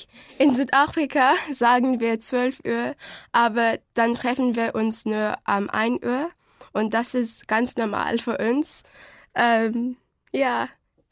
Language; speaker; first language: German; non-native, learner; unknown